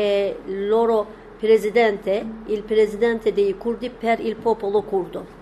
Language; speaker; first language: Italian; non-native, fluent; Turkish